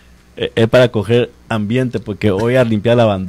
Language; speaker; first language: Spanish; native; Spanish